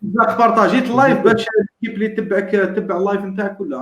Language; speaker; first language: Arabic; native; Arabic